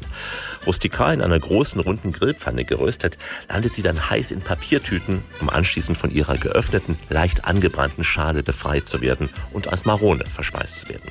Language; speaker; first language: German; native; German